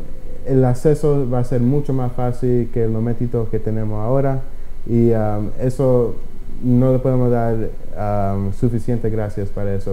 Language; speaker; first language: Spanish; early bilingual, heritage; Spanish